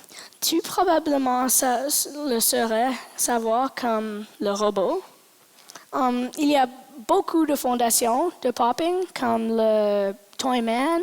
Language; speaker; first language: French; non-native, local second language; English